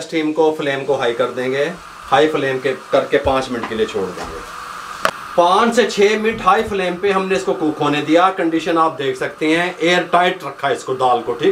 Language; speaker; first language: Hindi; non-native, local second language; Punjabi